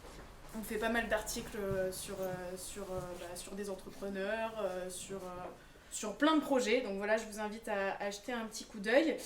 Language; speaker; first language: French; native; French